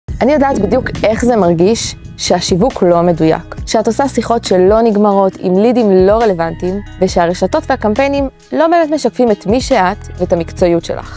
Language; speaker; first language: Hebrew; native; Hebrew